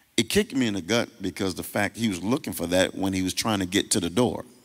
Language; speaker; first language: English; native; English